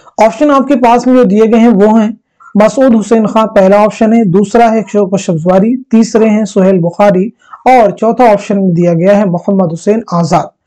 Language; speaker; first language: Hindi; native; Hindi